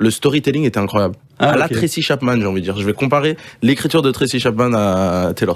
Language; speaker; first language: French; native; French